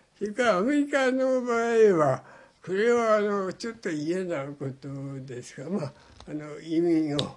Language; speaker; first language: Japanese; native; Japanese